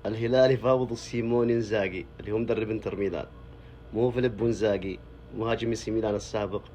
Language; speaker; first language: Arabic; native; Arabic